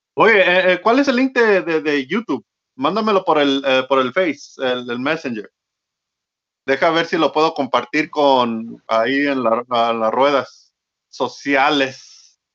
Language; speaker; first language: Spanish; early bilingual, heritage; Spanish